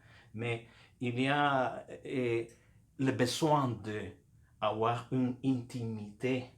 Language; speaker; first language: French; non-native, fluent; Spanish